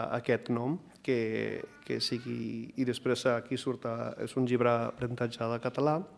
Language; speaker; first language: Catalan; non-native, fluent; Punjabi